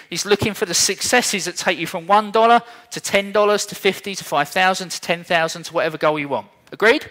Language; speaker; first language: English; native; English